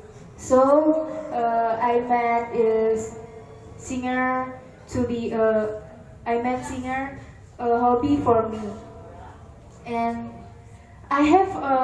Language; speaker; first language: English; non-native, learner; Indonesian